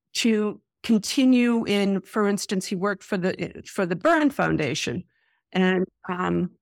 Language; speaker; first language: English; native; English